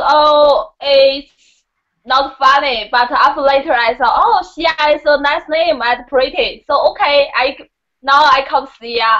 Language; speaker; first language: English; non-native, learner; Chinese